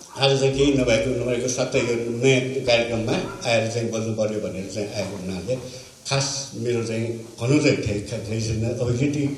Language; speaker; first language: Nepali; non-native, local second language; Newari